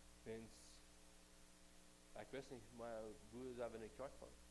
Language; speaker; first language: German; non-native, learner; Plautdietsch